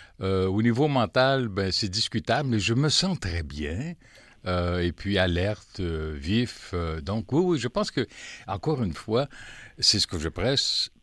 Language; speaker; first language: French; native; French